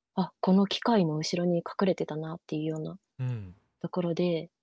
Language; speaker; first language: Japanese; native; Japanese